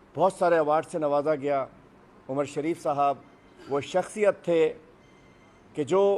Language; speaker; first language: Urdu; native; Urdu